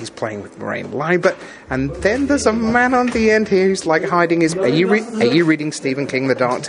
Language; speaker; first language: English; native; English